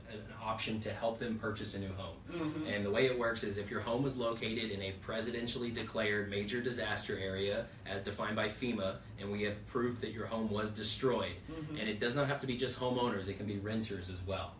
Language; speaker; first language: English; native; English